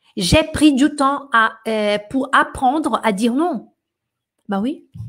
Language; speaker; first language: French; non-native, fluent; Portuguese